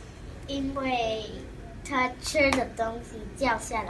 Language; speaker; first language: Chinese; non-native, learner; English